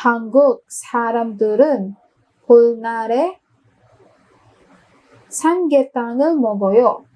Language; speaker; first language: Korean; non-native, fluent; Filipino